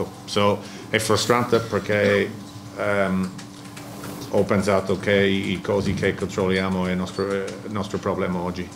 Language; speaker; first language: Italian; non-native, learner; English